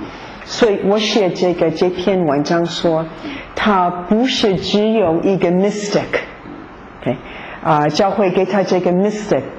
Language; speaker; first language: Chinese; non-native, fluent; English